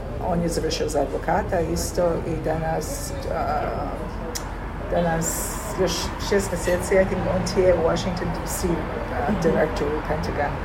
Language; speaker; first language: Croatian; early bilingual, heritage; Serbian